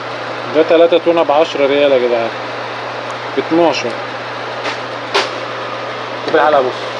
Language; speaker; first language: Arabic; native; Arabic